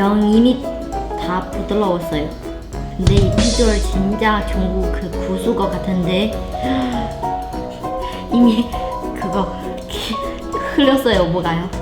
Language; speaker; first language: Korean; non-native, learner; Chinese